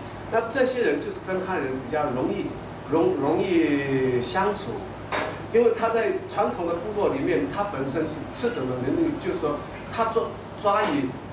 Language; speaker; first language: Chinese; non-native, local second language; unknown